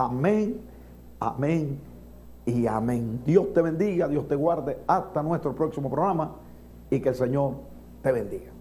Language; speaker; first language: Spanish; native; Spanish